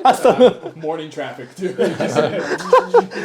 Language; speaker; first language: Japanese; non-native, learner; English